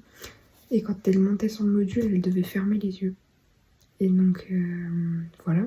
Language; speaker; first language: French; native; French